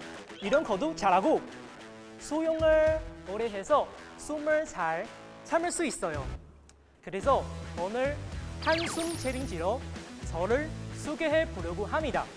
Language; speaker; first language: Korean; non-native, learner; Chinese